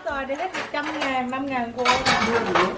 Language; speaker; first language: Vietnamese; native; Vietnamese